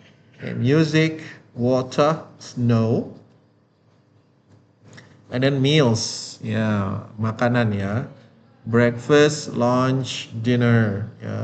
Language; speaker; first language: English; non-native, fluent; Indonesian